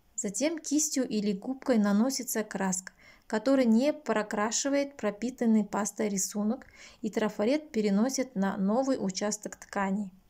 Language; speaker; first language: Russian; non-native, local second language; Kazakh